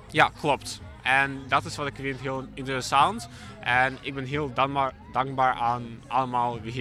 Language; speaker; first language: Dutch; non-native, learner; Ukrainian